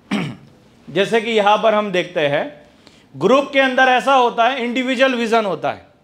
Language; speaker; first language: Hindi; non-native, local second language; Gujarati